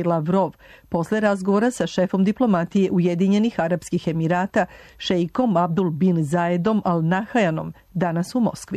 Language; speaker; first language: Croatian; native; Croatian